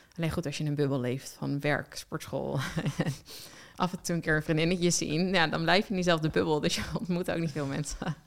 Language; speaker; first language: Dutch; native; Dutch